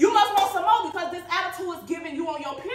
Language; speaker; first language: English; native; English